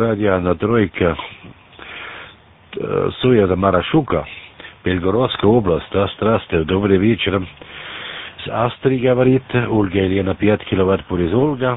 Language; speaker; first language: Russian; non-native, learner; German